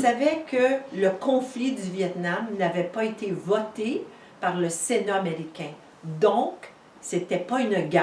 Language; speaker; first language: French; native; French